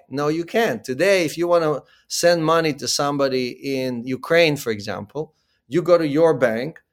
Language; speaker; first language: English; early bilingual, other home language; Ukrainian